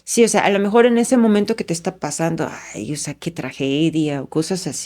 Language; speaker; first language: Spanish; non-native, fluent; Japanese